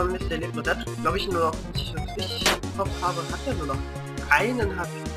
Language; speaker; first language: German; native; German